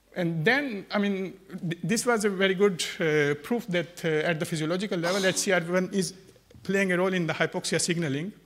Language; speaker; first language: English; non-native, fluent; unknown